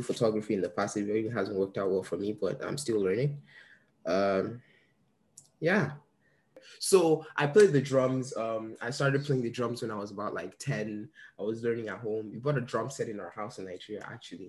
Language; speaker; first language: English; non-native, local second language; Yoruba